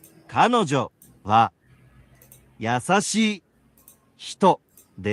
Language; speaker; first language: Japanese; non-native, learner; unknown